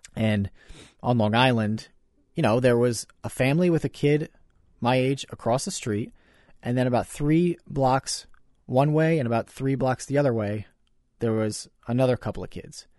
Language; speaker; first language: English; native; English